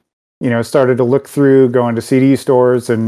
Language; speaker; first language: English; native; English